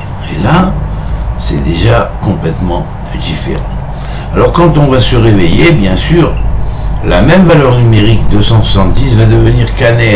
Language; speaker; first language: French; native; French